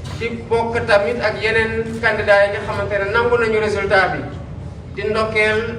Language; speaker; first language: Wolof; non-native, local second language; Serer